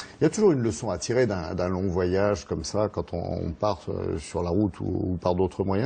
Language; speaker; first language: French; native; French